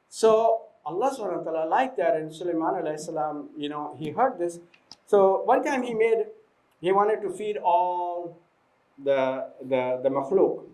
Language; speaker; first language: English; non-native, fluent; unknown